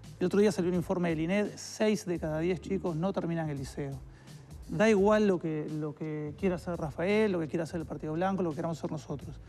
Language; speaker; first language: Spanish; native; Spanish